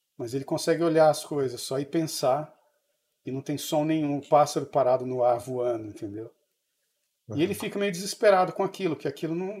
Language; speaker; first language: Portuguese; native; Portuguese